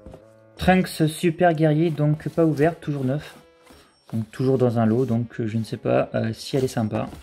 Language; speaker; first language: French; native; French